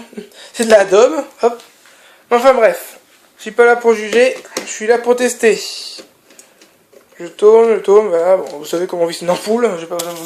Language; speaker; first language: French; native; French